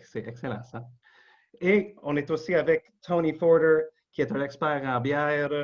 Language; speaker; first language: French; non-native, local second language; English